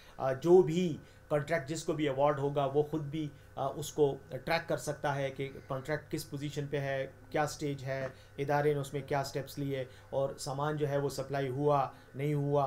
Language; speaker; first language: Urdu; non-native, local second language; Pashto